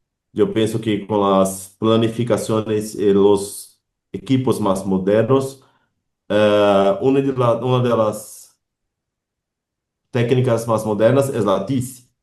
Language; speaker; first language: Spanish; non-native, learner; Portuguese